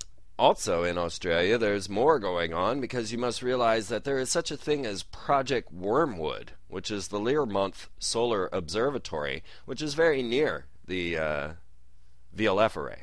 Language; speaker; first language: English; native; English